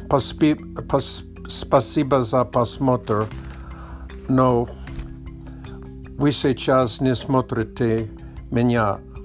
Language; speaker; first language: Russian; non-native, learner; English